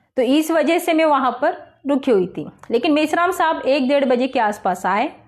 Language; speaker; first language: Hindi; non-native, local second language; Marathi